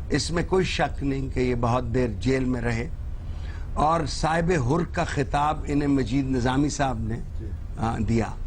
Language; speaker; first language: Urdu; non-native, local second language; Punjabi